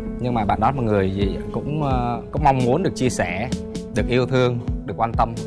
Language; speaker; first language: Vietnamese; native; Vietnamese